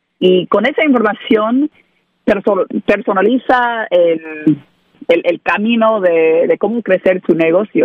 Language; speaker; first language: Spanish; non-native, learner; English